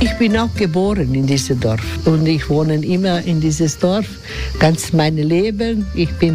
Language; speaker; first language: German; non-native, learner; Croatian